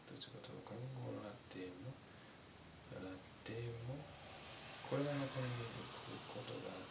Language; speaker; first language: Japanese; non-native, fluent; English